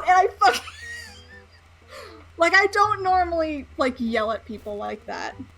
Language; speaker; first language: English; native; English